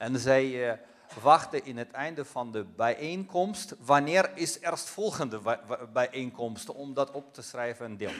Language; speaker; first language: Dutch; non-native, fluent; Russian